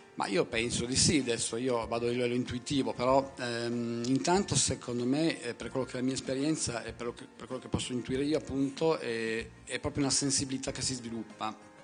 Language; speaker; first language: Italian; native; Italian